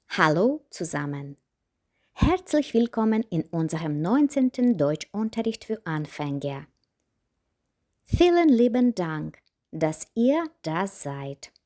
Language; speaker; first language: German; non-native, fluent; Ukrainian